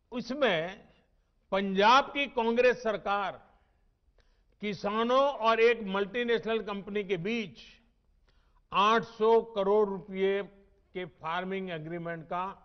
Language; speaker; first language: Hindi; non-native, local second language; Gujarati